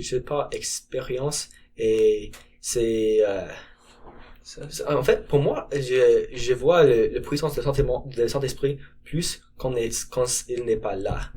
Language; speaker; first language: French; non-native, learner; English